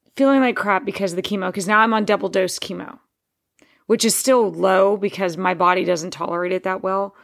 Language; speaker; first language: English; native; English